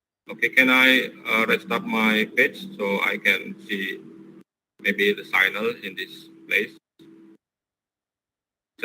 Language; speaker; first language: English; non-native, learner; Indonesian